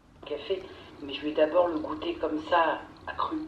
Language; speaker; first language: French; native; French